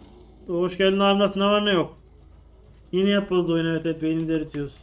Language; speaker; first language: Turkish; native; Turkish